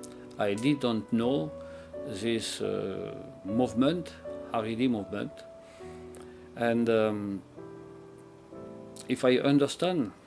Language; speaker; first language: English; non-native, learner; French